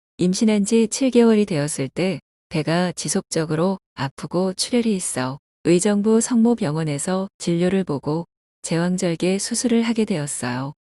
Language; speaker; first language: Korean; non-native, fluent; Chinese